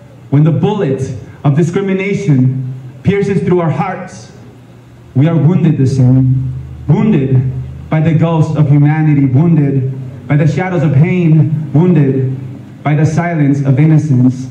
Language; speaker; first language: English; early bilingual, other home language; Spanish